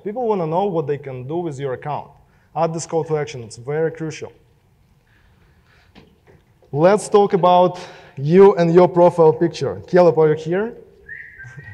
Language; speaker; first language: English; non-native, fluent; Russian